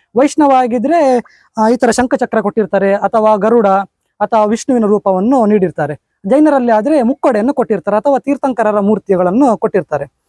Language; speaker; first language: Kannada; non-native, local second language; Konkani